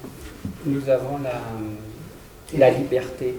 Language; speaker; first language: Spanish; non-native, learner; French